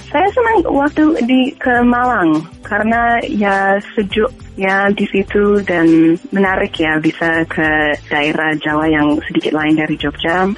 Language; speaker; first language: Indonesian; non-native, fluent; English